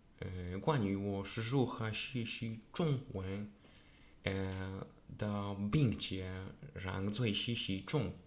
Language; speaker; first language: Chinese; non-native, learner; Polish